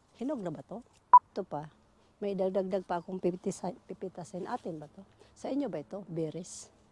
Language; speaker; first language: Filipino; non-native, local second language; Cebuano